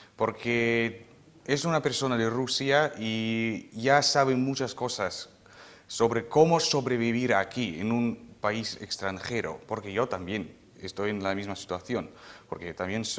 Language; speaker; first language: Spanish; non-native, fluent; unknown